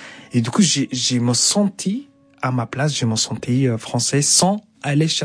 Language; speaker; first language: French; non-native, fluent; Arabic